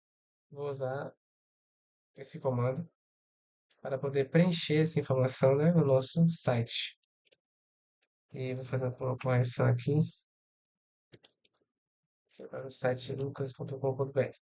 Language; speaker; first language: Portuguese; native; Portuguese